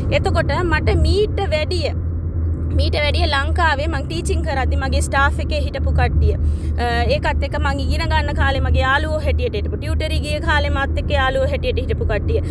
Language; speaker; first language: Sinhala; non-native, local second language; Tamil